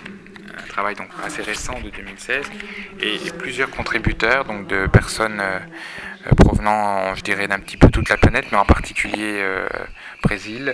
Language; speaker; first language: French; native; French